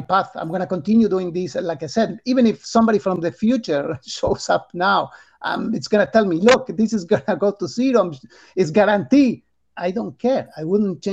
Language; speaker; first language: English; non-native, fluent; Spanish